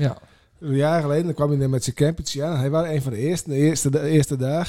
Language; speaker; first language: Dutch; native; Dutch